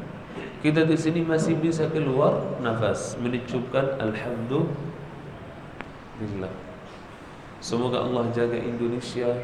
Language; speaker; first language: Indonesian; non-native, learner; Arabic